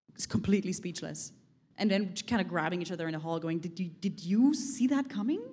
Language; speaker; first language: English; non-native, fluent; Hebrew